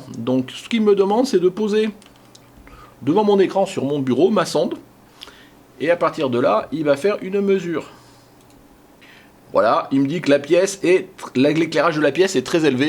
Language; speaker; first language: French; native; French